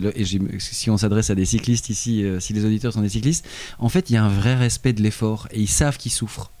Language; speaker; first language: French; native; French